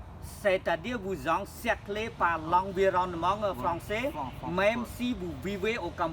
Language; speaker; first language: French; non-native, fluent; Khmer